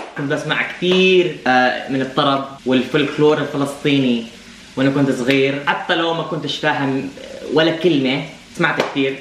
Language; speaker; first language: Arabic; non-native, fluent; English